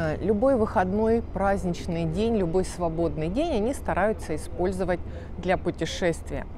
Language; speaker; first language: Russian; native; Russian